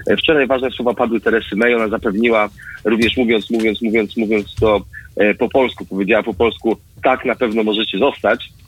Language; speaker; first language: Polish; native; Polish